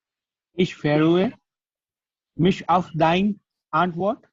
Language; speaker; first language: German; non-native, learner; Gujarati